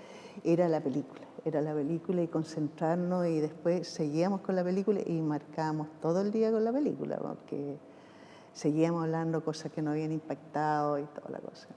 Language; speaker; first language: Spanish; native; Spanish